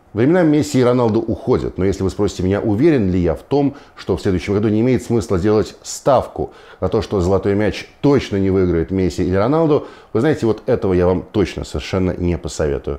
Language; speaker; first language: Russian; native; Russian